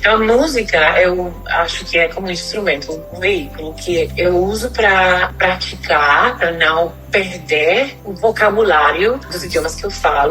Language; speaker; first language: Portuguese; non-native, fluent; Spanish